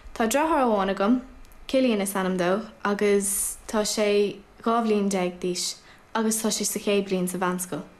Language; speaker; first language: Irish; non-native, local second language; English